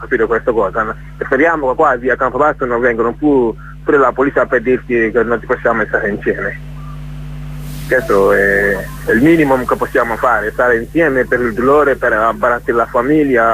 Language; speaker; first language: Italian; non-native, fluent; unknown